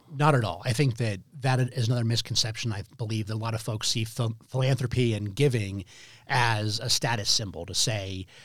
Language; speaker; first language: English; native; English